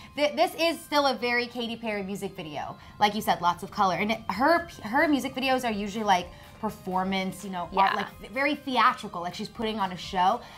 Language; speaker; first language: English; native; English